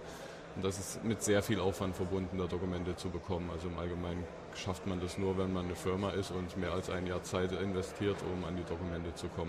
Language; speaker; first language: German; native; German